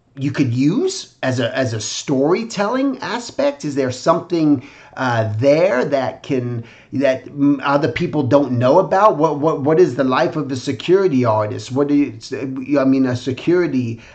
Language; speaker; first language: English; native; English